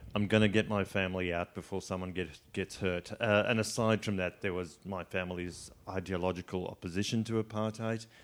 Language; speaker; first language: English; native; English